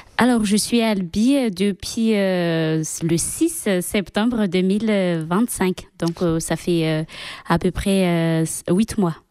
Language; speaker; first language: French; non-native, local second language; Malagasy